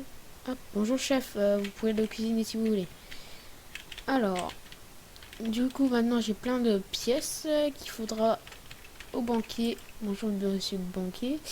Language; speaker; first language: French; native; French